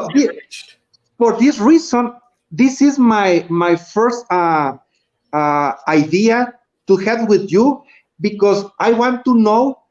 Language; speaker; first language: English; non-native, learner; Spanish